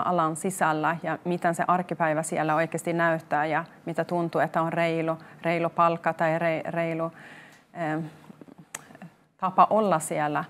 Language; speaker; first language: Finnish; non-native, local second language; Swedish